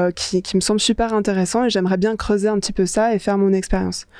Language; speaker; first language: French; native; French